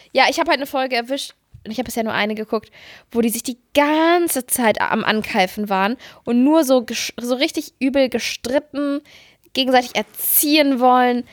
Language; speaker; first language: German; native; German